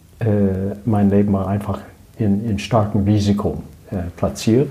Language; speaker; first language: German; non-native, learner; English